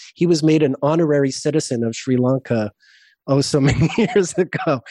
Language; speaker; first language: English; native; English